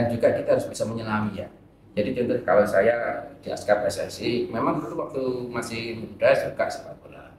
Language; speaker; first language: Indonesian; native; Indonesian